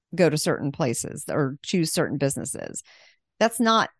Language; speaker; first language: English; native; English